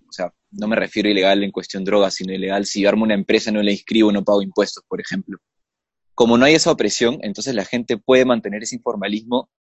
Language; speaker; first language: Spanish; native; Spanish